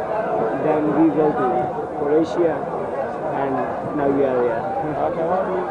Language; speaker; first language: English; non-native, learner; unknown